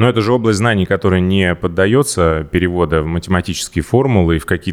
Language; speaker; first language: Russian; native; Russian